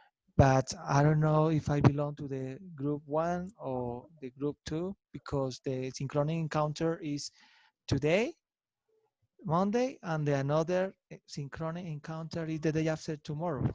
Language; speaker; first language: English; non-native, learner; Spanish